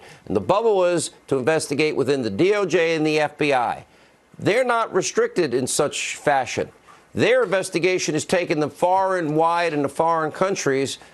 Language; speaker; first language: English; native; English